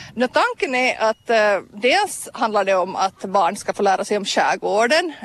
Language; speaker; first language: Swedish; native; Swedish